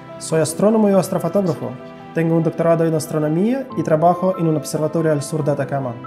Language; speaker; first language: Spanish; non-native, fluent; Russian